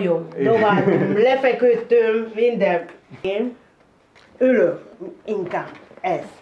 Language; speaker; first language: Hungarian; non-native, learner; Spanish